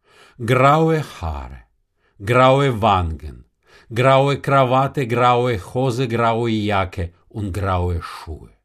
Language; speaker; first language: German; non-native, fluent; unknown